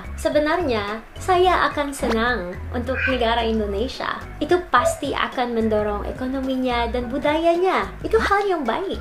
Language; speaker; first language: Indonesian; non-native, learner; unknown